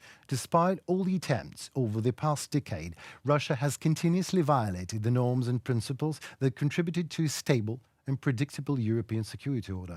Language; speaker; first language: English; non-native, fluent; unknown